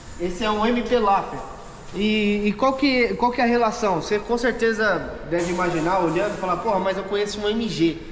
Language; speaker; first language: Portuguese; native; Portuguese